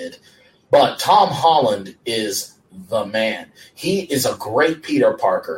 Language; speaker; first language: English; native; English